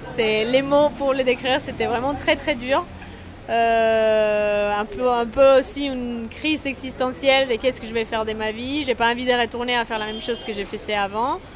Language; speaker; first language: French; non-native, fluent; Spanish